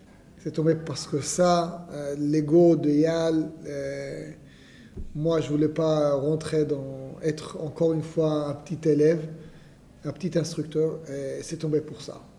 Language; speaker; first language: French; non-native, fluent; Hebrew